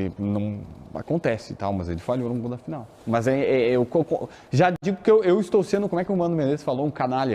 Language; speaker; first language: Portuguese; native; Portuguese